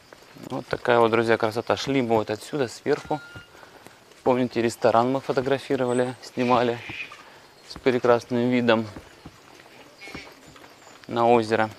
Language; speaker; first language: Russian; native; Russian